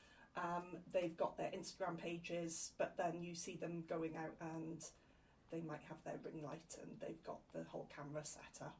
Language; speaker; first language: English; native; English